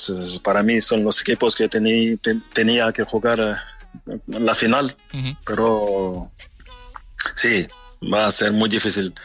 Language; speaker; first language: Spanish; non-native, fluent; French